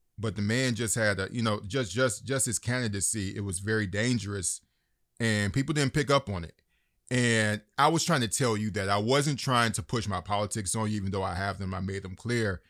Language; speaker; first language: English; native; English